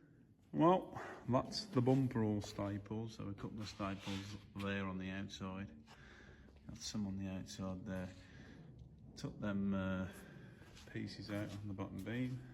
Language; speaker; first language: English; native; English